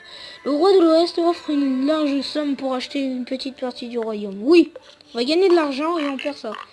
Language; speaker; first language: French; native; French